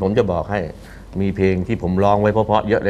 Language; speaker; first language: Thai; native; Thai